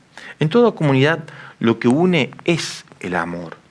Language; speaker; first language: Spanish; native; Spanish